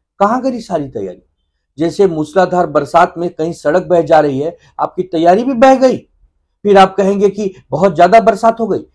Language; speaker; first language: Hindi; native; Hindi